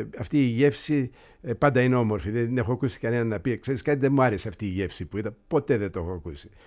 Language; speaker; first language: Greek; early bilingual, heritage; Greek